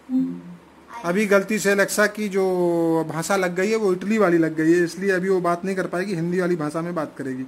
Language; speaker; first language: Hindi; native; Hindi